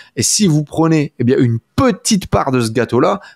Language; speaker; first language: French; native; French